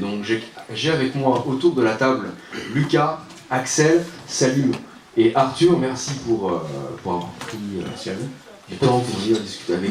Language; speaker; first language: French; native; French